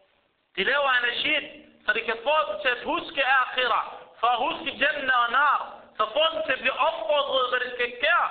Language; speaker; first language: Danish; early bilingual, other home language; Arabic